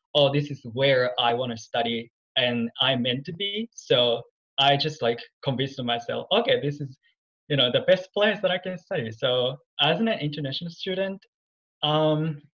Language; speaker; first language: English; non-native, fluent; Japanese